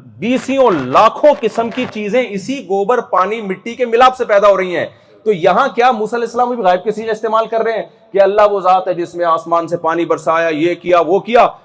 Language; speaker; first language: Urdu; native; Urdu